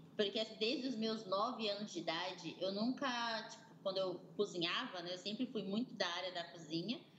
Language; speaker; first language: Portuguese; native; Portuguese